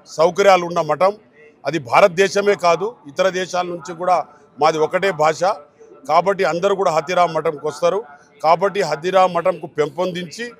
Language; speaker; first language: Telugu; non-native, local second language; Lambadi